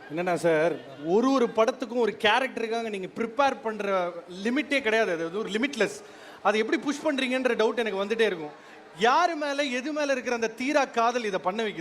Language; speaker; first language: Tamil; native; Tamil